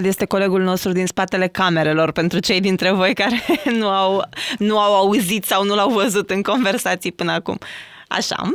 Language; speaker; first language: Romanian; native; Romanian